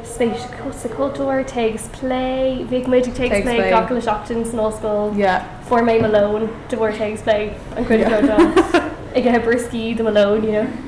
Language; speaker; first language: Irish; non-native, local second language; English